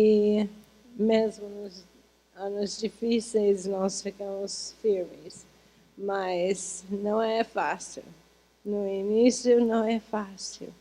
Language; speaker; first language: Portuguese; non-native, fluent; English